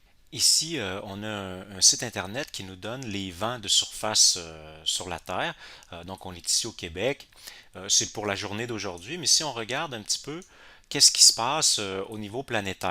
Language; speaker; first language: French; native; French